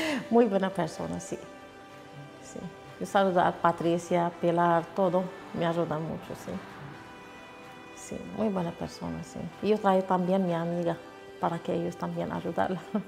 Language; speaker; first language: Spanish; non-native, learner; Arabic